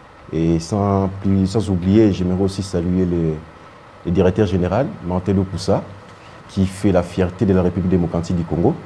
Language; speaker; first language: French; non-native, local second language; Lingala